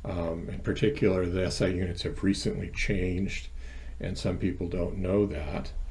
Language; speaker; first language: English; native; English